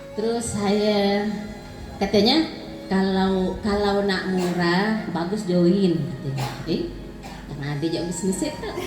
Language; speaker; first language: Indonesian; native; Indonesian